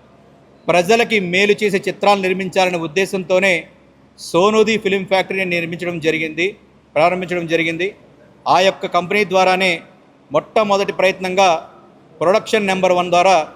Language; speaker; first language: Telugu; native; Telugu